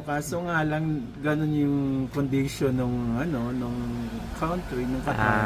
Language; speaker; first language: Filipino; non-native, local second language; Bikol